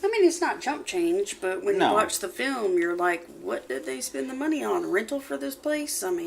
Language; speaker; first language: English; native; English